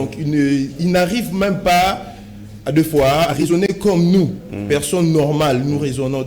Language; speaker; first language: French; non-native, local second language; Lingala